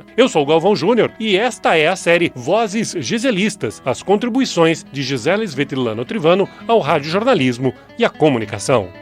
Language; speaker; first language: Portuguese; native; Portuguese